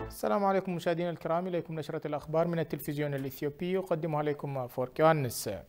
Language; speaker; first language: Arabic; non-native, fluent; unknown